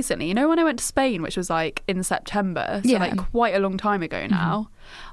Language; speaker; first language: English; native; English